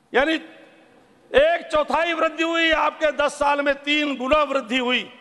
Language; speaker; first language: Hindi; native; Hindi